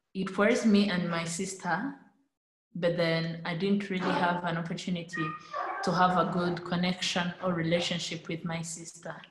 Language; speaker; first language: English; non-native, local second language; Kinyarwanda